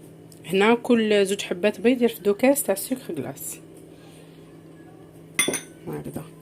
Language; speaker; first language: Arabic; native; Arabic